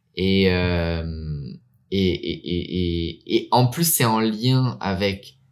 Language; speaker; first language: French; early bilingual, heritage; French